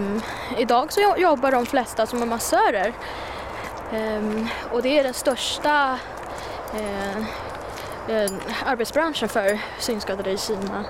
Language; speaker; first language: Swedish; non-native, fluent; Chinese